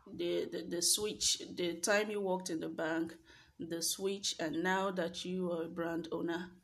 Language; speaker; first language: English; non-native, local second language; Bini